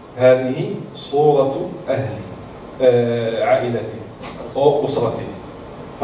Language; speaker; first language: Arabic; non-native, fluent; Italian